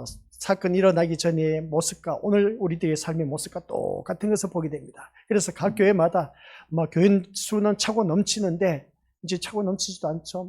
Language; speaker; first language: Korean; native; Korean